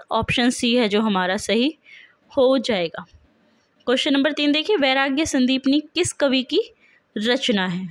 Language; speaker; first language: Hindi; native; Hindi